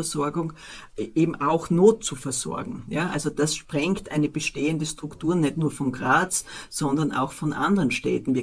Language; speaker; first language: German; native; German